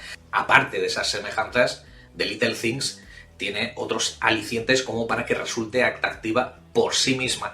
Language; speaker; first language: Spanish; native; Spanish